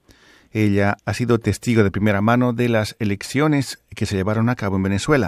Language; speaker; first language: Spanish; native; Spanish